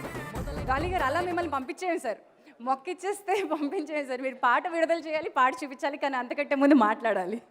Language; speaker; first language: Telugu; native; Telugu